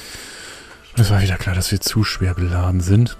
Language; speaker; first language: German; native; German